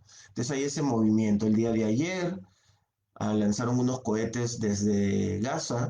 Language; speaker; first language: Spanish; native; Spanish